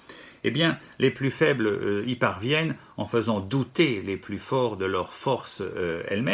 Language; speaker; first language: French; native; French